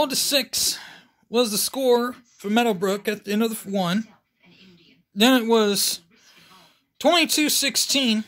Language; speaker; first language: English; native; English